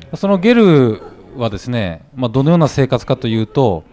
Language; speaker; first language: Japanese; native; Japanese